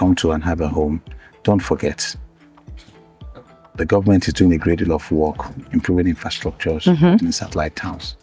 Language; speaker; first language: English; non-native, local second language; Igbo